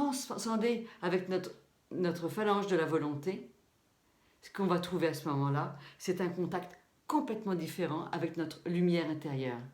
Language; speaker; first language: French; native; French